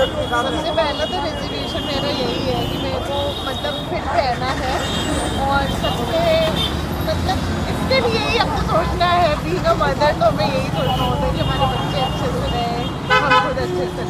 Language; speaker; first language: Hindi; native; Hindi